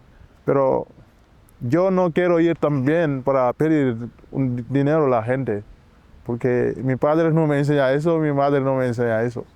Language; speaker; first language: Spanish; non-native, learner; Wolof